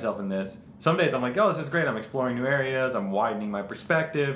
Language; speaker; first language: English; native; English